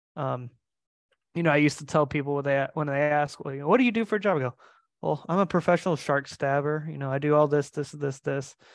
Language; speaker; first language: English; native; English